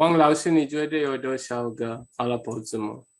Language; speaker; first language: Chinese; non-native, fluent; Arabic